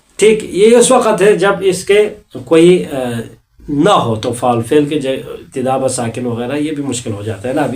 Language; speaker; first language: Urdu; non-native, local second language; Balti